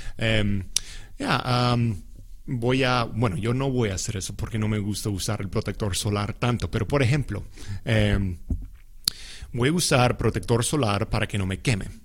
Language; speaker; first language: Spanish; non-native, fluent; English